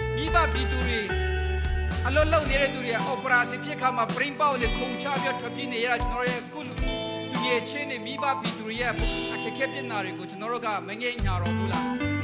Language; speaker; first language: Burmese; non-native, local second language; Hakha Chin